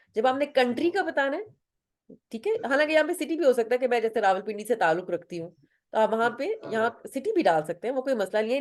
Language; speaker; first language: Urdu; non-native, local second language; Punjabi